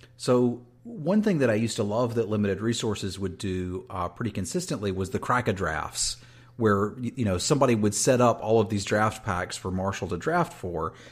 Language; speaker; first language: English; native; English